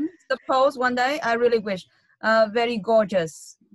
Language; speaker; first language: English; non-native, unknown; Vietnamese